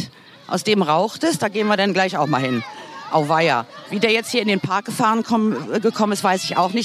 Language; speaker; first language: German; native; German